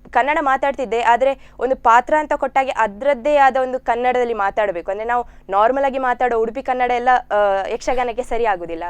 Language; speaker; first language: Kannada; non-native, local second language; Tulu